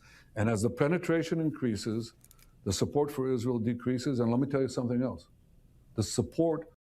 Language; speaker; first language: English; non-native, fluent; Hebrew